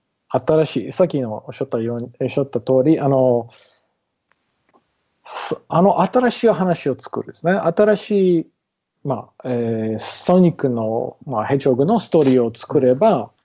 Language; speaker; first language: Japanese; non-native, learner; English